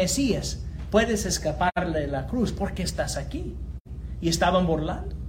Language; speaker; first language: Spanish; non-native, fluent; English